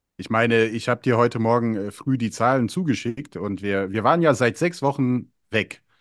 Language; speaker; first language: German; early bilingual, other home language; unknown